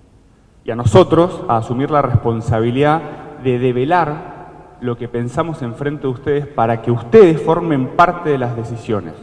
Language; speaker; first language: Spanish; native; Spanish